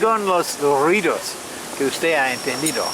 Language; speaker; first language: Spanish; non-native, fluent; French